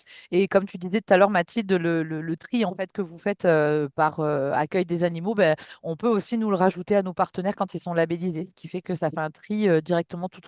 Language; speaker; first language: French; native; French